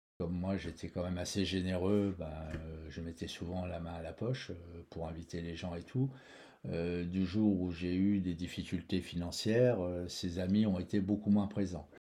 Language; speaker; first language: French; native; French